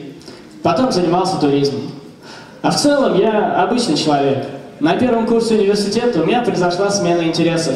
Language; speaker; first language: Russian; native; Russian